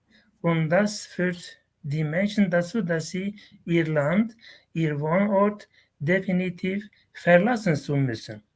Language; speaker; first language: German; non-native, fluent; Kurdish